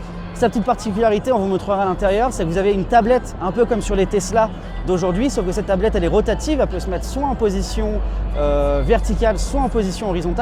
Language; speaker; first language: French; native; French